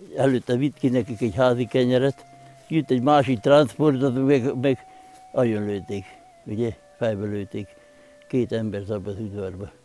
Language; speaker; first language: Hungarian; non-native, local second language; German